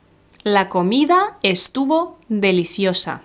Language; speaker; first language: Spanish; non-native, fluent; Russian